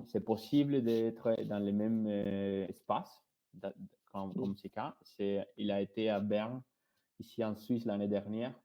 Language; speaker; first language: French; non-native, fluent; Spanish